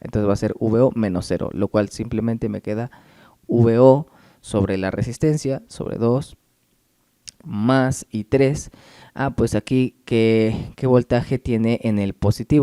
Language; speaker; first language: Spanish; native; Spanish